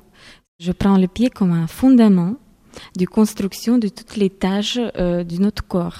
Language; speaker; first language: French; non-native, fluent; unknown